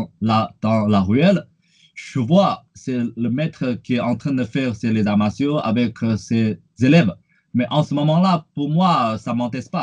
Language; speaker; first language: French; non-native, fluent; Chinese